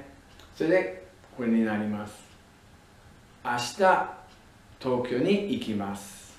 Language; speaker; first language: Japanese; non-native, fluent; English